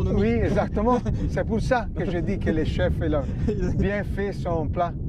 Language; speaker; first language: French; non-native, fluent; Italian